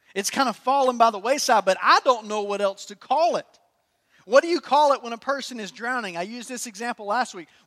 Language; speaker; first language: English; native; English